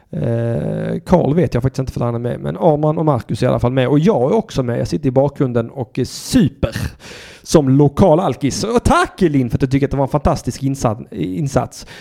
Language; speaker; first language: Swedish; native; Swedish